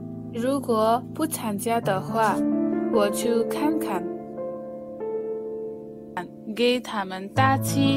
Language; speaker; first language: Chinese; non-native, fluent; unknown